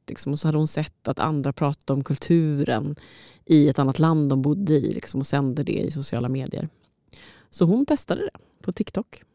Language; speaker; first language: Swedish; native; Swedish